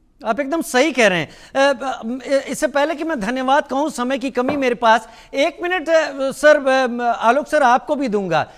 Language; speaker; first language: Hindi; native; Hindi